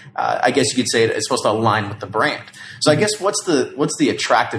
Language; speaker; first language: English; native; English